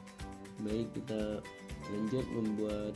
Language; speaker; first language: Indonesian; native; Indonesian